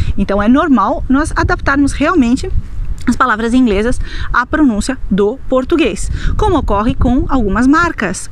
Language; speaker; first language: Portuguese; native; Portuguese